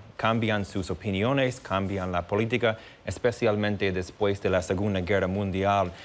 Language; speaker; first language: Spanish; non-native, fluent; English